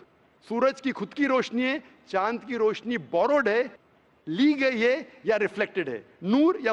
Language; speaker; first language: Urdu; non-native, local second language; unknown